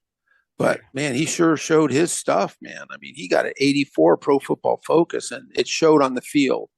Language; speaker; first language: English; native; English